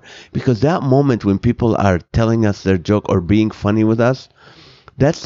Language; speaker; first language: English; non-native, fluent; Arabic